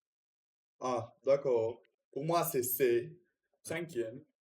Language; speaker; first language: French; non-native, learner; Russian